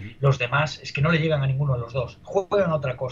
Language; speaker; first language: Spanish; native; Spanish